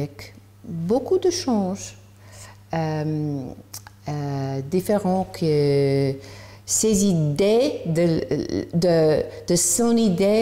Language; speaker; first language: French; non-native, learner; English